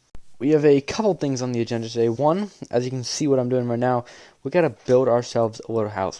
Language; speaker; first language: English; native; English